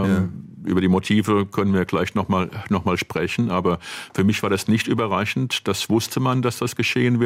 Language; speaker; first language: German; native; German